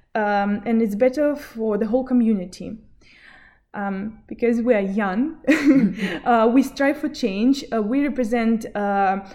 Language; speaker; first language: English; non-native, fluent; Belarusian